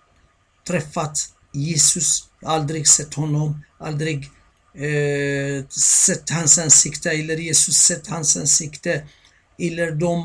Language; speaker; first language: Swedish; non-native, fluent; Arabic